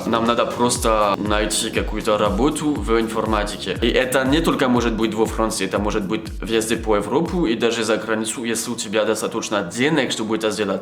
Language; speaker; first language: Russian; non-native, learner; French